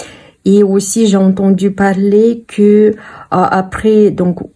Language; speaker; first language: French; non-native, fluent; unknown